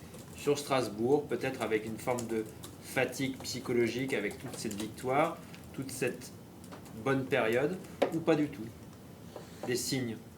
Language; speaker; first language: French; native; French